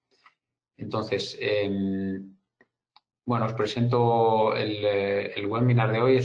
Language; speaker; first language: Spanish; native; Spanish